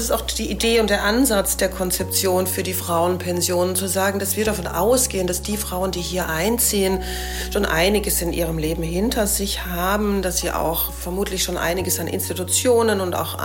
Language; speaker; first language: German; native; German